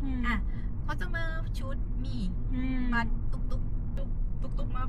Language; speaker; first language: English; non-native, learner; Thai